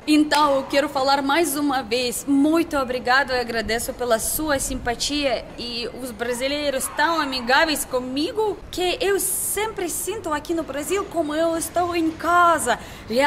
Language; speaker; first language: Portuguese; non-native, learner; Russian